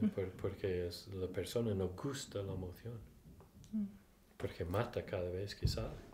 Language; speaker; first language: Spanish; non-native, fluent; English